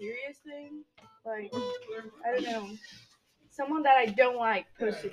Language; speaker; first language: English; non-native, fluent; Portuguese